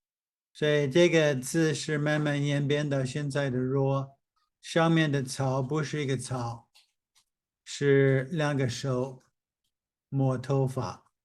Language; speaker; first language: Chinese; non-native, fluent; English